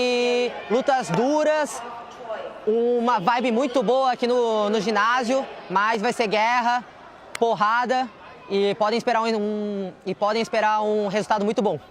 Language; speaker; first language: Portuguese; native; Portuguese